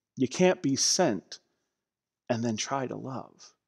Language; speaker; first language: English; native; English